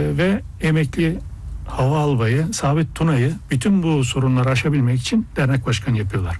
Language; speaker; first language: Turkish; early bilingual, heritage; Turkish